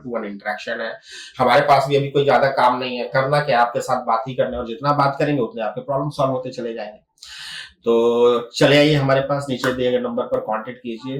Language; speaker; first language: Hindi; native; Hindi